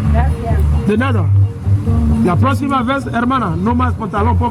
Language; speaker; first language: Spanish; non-native, learner; English